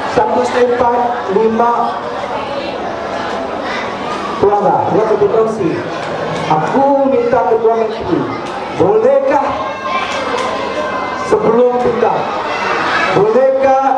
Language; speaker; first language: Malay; non-native, local second language; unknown